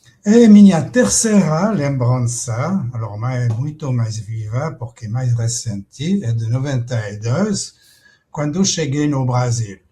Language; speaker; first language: Portuguese; non-native, fluent; French